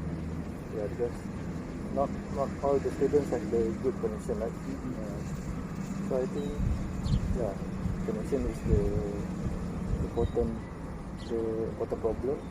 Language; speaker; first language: English; non-native, local second language; Malay